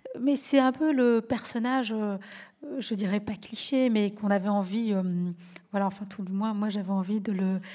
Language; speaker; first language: French; native; French